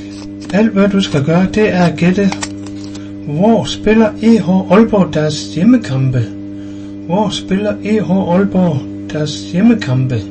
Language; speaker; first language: Danish; native; Danish